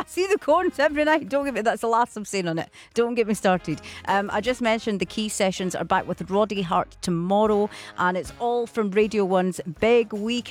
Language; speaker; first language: English; native; English